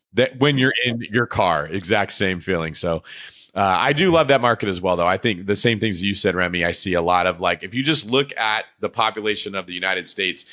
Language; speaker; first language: English; native; English